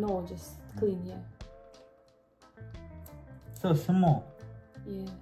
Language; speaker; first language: English; non-native, learner; Ukrainian